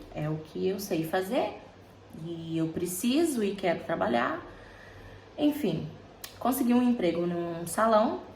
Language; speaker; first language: Portuguese; native; Portuguese